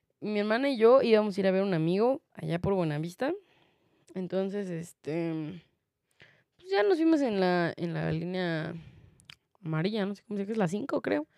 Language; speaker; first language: Spanish; native; Spanish